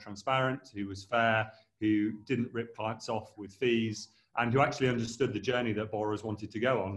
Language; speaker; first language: English; native; English